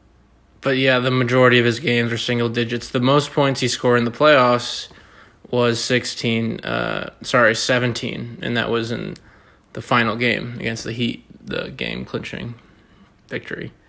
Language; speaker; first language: English; native; English